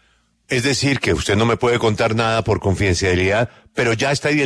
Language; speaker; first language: Spanish; native; Spanish